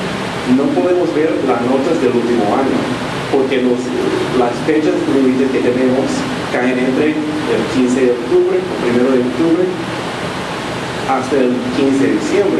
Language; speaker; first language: Spanish; non-native, fluent; English